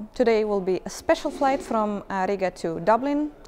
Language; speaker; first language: English; non-native, fluent; Estonian